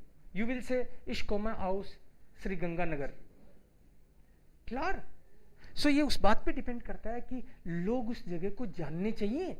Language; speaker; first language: Hindi; native; Hindi